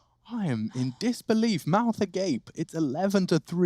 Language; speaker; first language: English; native; English